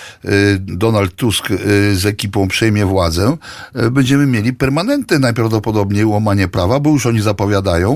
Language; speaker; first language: Polish; native; Polish